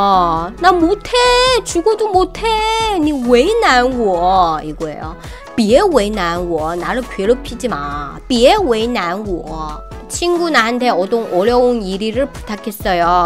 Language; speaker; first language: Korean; non-native, fluent; Chinese